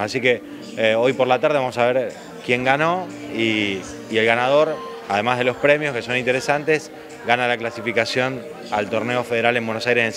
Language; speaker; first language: Spanish; native; Spanish